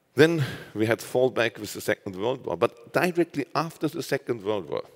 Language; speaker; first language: English; non-native, fluent; German